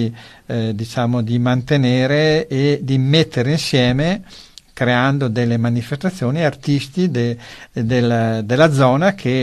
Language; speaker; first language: Italian; native; Italian